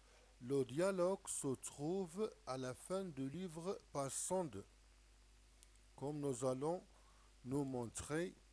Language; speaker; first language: French; non-native, local second language; Arabic